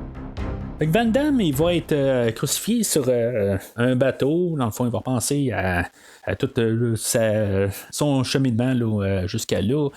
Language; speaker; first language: French; native; French